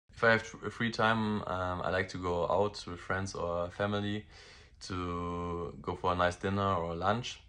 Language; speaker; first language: English; non-native, fluent; German